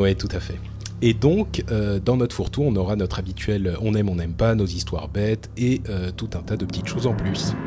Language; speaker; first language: French; native; French